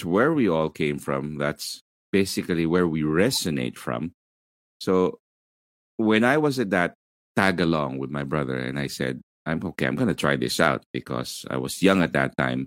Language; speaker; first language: English; non-native, local second language; Filipino